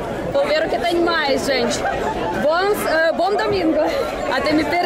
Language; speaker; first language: Portuguese; non-native, fluent; Russian